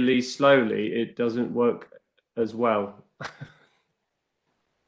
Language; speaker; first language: English; native; English